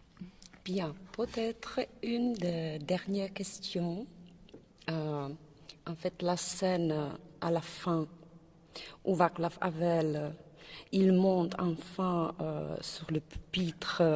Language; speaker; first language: French; non-native, fluent; Czech